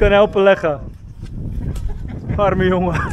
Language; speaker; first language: Dutch; native; Dutch